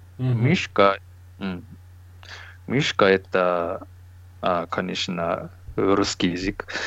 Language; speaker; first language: Russian; non-native, learner; Japanese